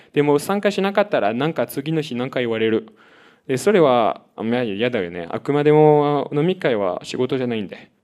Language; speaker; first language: Japanese; non-native, fluent; French